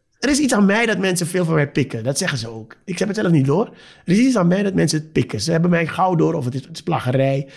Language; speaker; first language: Dutch; native; Dutch